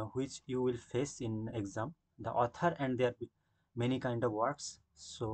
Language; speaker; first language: English; non-native, local second language; Bangla